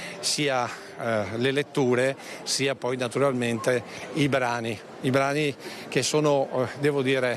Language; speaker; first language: Italian; native; Italian